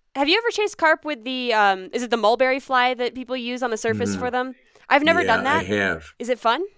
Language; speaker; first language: English; native; English